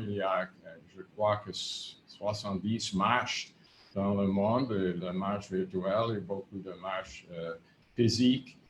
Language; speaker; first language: French; non-native, fluent; English